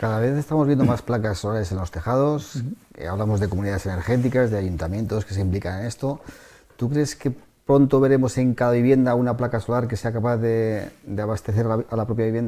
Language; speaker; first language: Spanish; native; Spanish